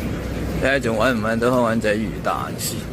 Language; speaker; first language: Cantonese; native; Cantonese